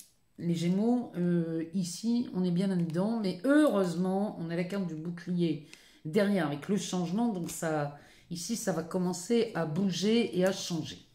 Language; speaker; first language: French; native; French